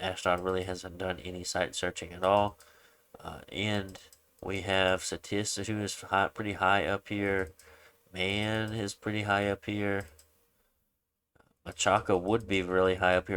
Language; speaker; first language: English; native; English